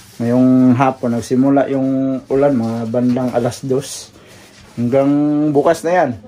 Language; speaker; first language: Filipino; non-native, local second language; Cebuano